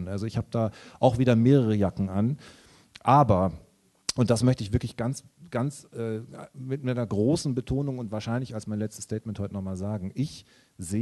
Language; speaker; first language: German; native; German